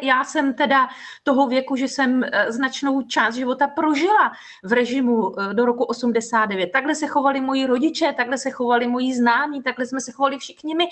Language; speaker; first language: Czech; native; Czech